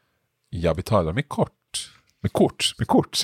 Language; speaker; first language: Swedish; non-native, learner; English